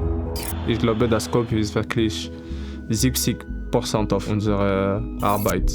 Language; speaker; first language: German; non-native, fluent; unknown